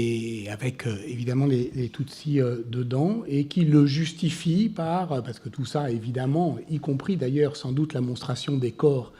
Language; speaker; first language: French; native; French